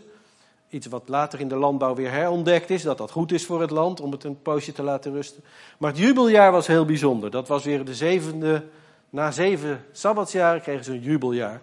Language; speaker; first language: Dutch; native; Dutch